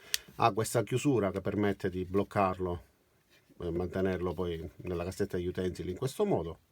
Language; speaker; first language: Italian; native; Italian